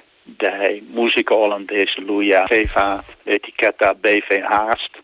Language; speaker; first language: Italian; non-native, fluent; Dutch